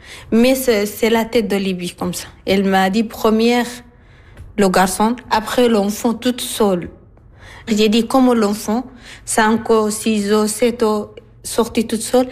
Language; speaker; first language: French; non-native, learner; Arabic